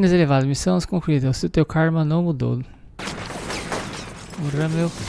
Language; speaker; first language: Portuguese; native; Portuguese